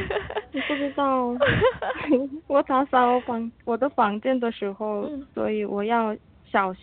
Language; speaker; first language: Chinese; non-native, learner; Korean